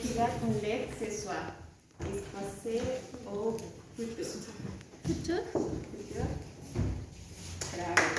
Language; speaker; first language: French; non-native, learner; Spanish